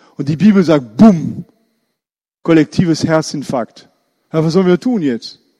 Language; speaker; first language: German; non-native, fluent; French